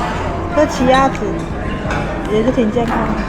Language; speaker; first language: Chinese; native; Chinese